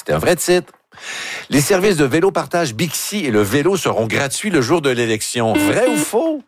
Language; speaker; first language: French; native; French